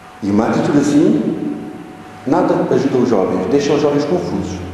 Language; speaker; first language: Portuguese; native; Portuguese